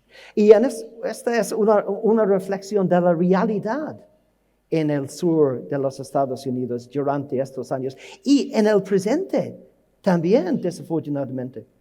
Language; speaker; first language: Spanish; non-native, learner; English